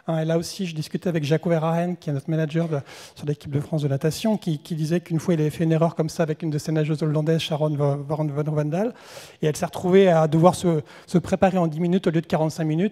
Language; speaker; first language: French; native; French